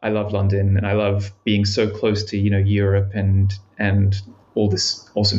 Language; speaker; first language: English; native; English